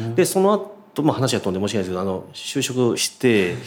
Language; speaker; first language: Japanese; native; Japanese